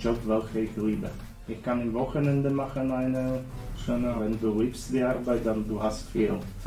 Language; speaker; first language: German; non-native, learner; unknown